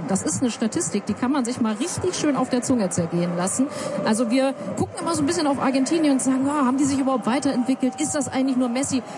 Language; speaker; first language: German; native; German